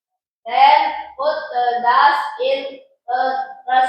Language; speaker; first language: English; non-native, learner; Indonesian